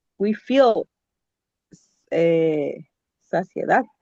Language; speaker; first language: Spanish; native; Spanish